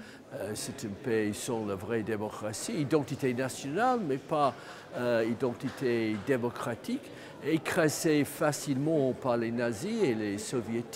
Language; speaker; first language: French; non-native, fluent; English